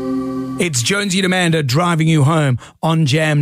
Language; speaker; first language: English; native; English